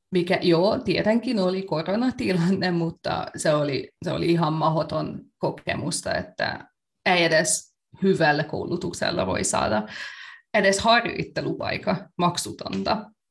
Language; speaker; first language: Finnish; non-native, fluent; Hungarian